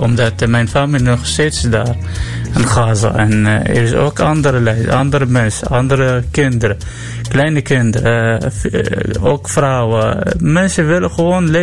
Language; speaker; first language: Dutch; non-native, learner; Arabic